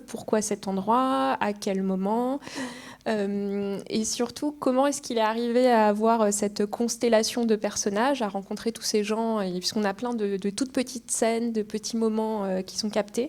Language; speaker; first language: French; native; French